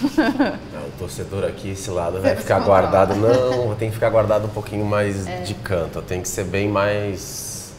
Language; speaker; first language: Portuguese; native; Portuguese